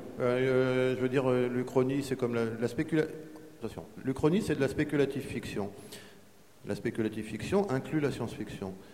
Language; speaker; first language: French; native; French